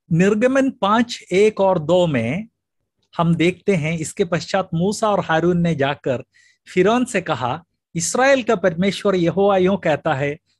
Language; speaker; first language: Hindi; native; Hindi